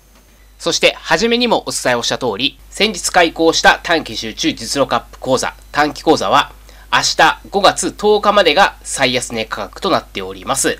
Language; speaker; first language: Japanese; native; Japanese